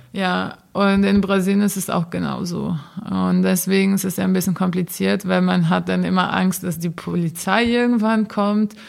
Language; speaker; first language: German; non-native, fluent; Portuguese